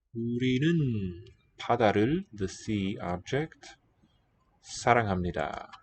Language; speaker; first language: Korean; non-native, learner; English